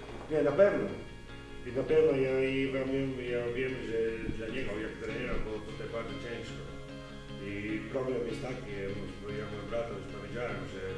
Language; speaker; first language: Polish; non-native, learner; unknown